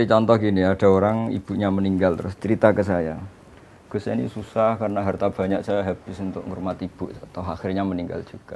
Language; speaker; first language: Indonesian; native; Indonesian